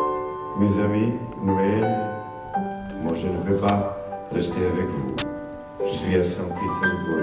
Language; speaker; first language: French; non-native, fluent; German